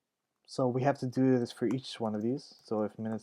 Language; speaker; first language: English; native; English